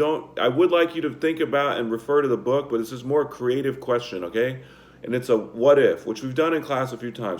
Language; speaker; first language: English; native; English